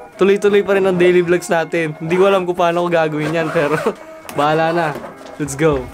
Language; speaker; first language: Filipino; native; Filipino